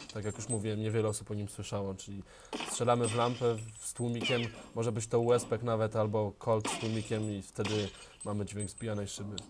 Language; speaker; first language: Polish; native; Polish